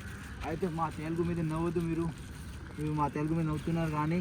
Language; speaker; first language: Telugu; non-native, learner; Hindi